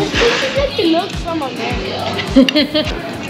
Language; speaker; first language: English; early bilingual, other home language; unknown